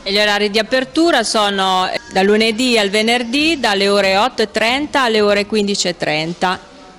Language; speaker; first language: Italian; native; Italian